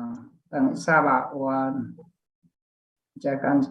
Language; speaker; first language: Chinese; non-native, learner; Vietnamese